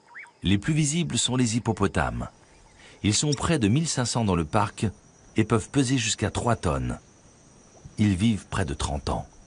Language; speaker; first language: French; native; French